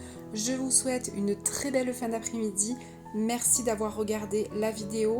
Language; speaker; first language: French; native; French